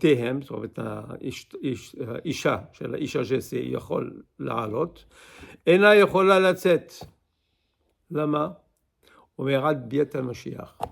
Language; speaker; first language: Hebrew; non-native, fluent; English